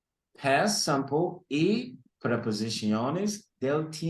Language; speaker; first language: Spanish; early bilingual, heritage; Spanish